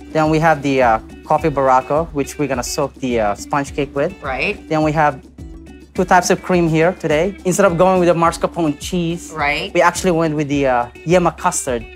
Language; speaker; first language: English; non-native, local second language; Filipino